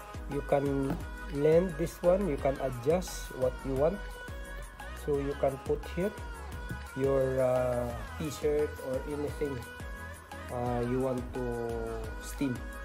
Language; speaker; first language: English; non-native, local second language; Filipino